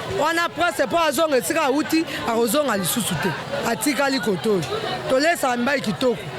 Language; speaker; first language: Lingala; native; Lingala